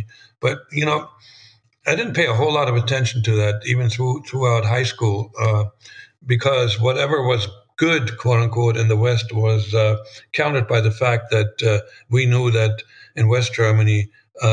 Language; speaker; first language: English; non-native, fluent; German